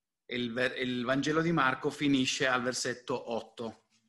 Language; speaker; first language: Italian; native; Italian